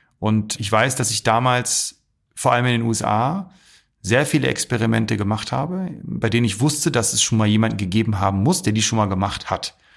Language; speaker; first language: German; early bilingual, other home language; Arabic